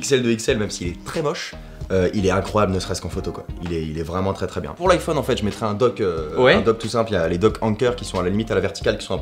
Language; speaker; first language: French; native; French